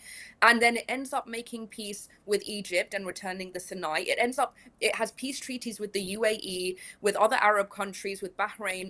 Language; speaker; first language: English; early bilingual, other home language; Persian